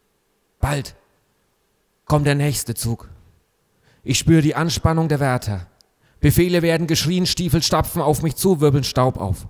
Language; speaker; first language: German; native; German